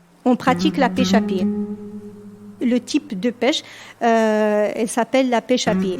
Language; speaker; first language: French; non-native, local second language; Berber languages